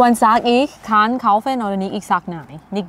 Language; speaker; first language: German; non-native, learner; Thai